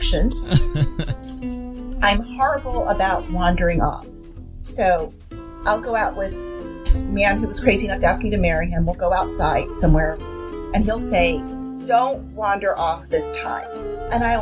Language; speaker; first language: English; native; English